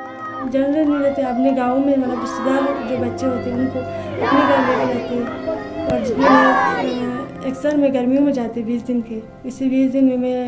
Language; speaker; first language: Hindi; non-native, local second language; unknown